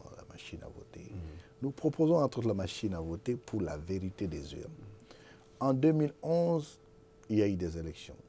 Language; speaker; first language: French; non-native, local second language; Lingala